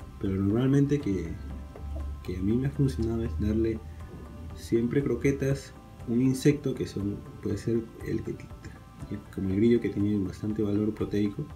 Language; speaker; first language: Spanish; native; Spanish